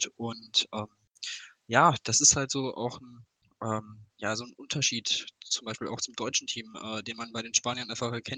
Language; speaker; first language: German; native; German